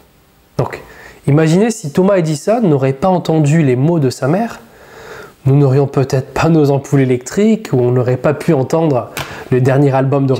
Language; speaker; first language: French; native; French